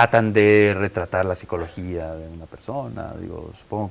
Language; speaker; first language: Spanish; native; Spanish